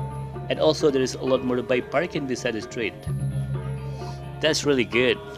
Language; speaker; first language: English; non-native, learner; Indonesian